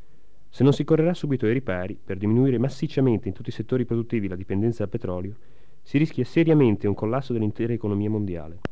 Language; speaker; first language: Italian; native; Italian